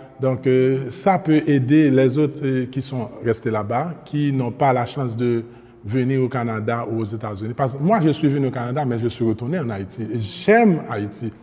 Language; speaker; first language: French; non-native, local second language; Haitian Creole